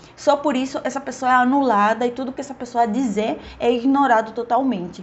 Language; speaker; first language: Portuguese; non-native, fluent; Spanish